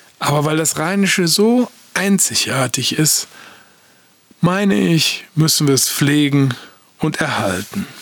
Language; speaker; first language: German; native; German